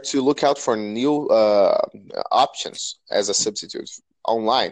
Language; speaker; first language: English; non-native, fluent; Portuguese